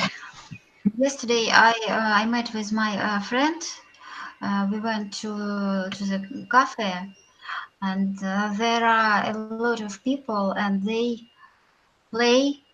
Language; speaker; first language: English; non-native, learner; Russian